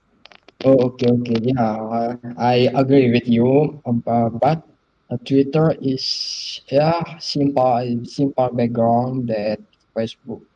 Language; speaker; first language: English; non-native, learner; Indonesian